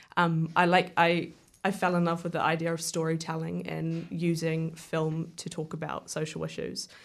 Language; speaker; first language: English; native; English